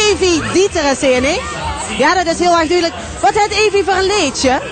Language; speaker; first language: Dutch; native; Dutch